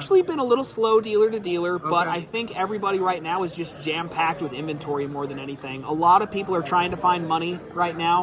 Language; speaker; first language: English; native; English